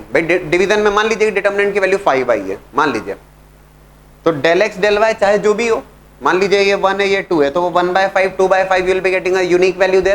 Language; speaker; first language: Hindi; native; Hindi